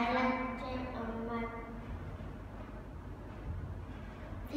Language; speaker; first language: English; non-native, learner; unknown